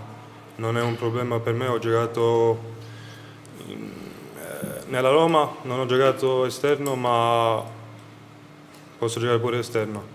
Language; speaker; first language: Italian; non-native, fluent; Swedish